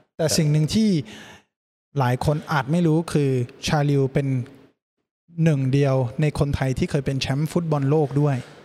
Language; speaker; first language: Thai; early bilingual, other home language; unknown